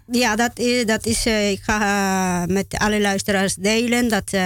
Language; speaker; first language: Dutch; non-native, learner; Spanish